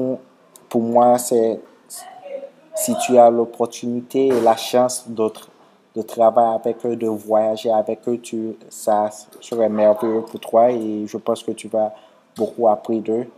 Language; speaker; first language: French; non-native, local second language; Haitian Creole